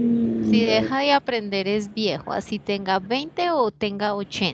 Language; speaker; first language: Spanish; native; Spanish